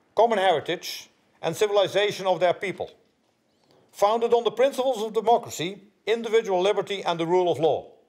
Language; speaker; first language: English; non-native, fluent; Dutch